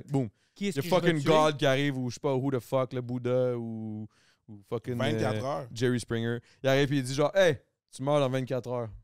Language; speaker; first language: French; native; French